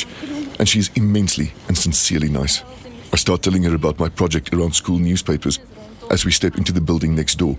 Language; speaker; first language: English; non-native, local second language; Dutch